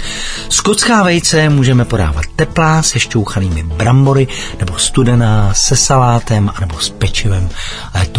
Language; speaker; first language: Czech; native; Czech